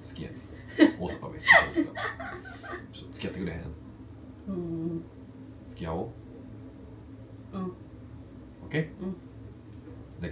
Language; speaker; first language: Japanese; non-native, learner; Korean